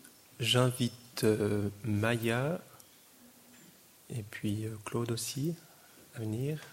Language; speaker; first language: French; native; French